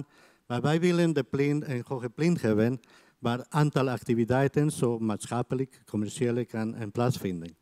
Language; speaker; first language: Dutch; non-native, fluent; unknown